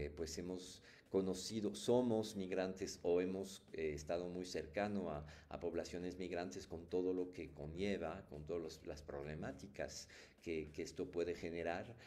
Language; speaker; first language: Spanish; non-native, fluent; French